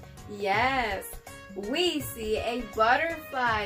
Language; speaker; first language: English; non-native, fluent; Spanish